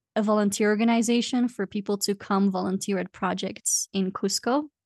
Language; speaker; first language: English; non-native, fluent; Dutch